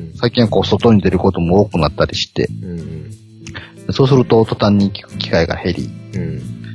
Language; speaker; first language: Japanese; native; Japanese